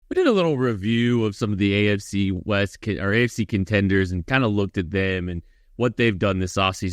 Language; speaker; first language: English; native; English